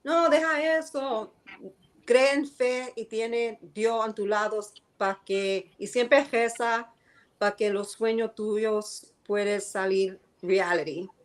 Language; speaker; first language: Spanish; early bilingual, other home language; English